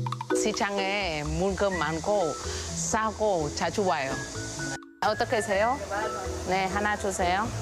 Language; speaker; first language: Korean; non-native, learner; Vietnamese